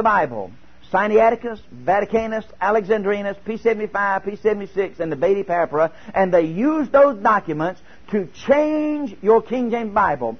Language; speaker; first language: English; native; English